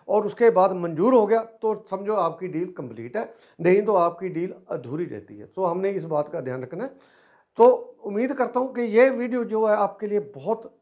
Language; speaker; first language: Hindi; non-native, local second language; Punjabi